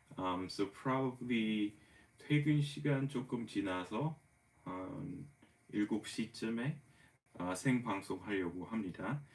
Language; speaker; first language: Korean; non-native, fluent; English